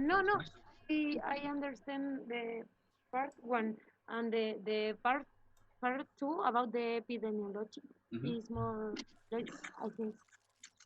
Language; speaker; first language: English; non-native, learner; Spanish